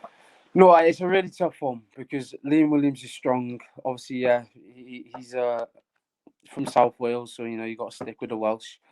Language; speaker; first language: English; native; English